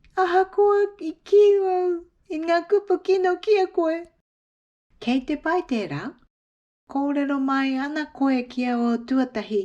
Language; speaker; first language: Māori; non-native, fluent; Japanese